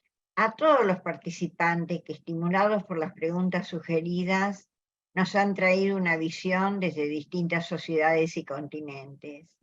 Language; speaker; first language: Spanish; native; Spanish